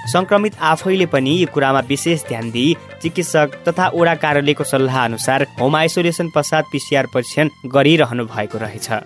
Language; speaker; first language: Nepali; native; Nepali